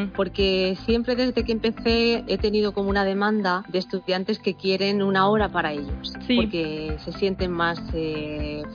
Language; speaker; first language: Spanish; native; Spanish